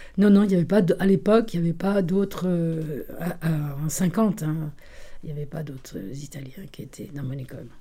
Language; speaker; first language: French; early bilingual, other home language; Italian